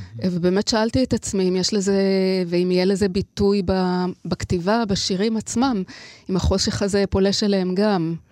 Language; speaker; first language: Hebrew; native; Hebrew